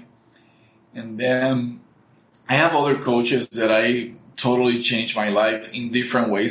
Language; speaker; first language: English; non-native, fluent; Spanish